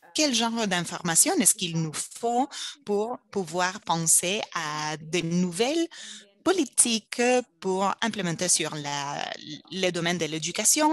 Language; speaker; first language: French; non-native, fluent; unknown